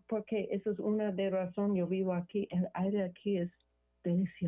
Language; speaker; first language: Spanish; non-native, learner; English